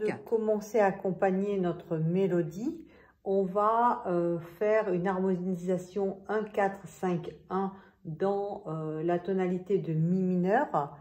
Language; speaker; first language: French; native; French